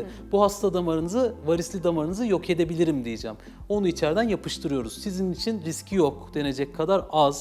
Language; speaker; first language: Turkish; native; Turkish